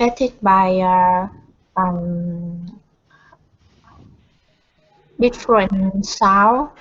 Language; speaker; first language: English; non-native, learner; Vietnamese